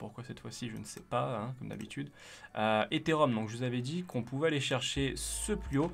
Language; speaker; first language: French; native; French